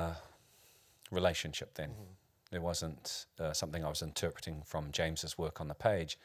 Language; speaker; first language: English; native; English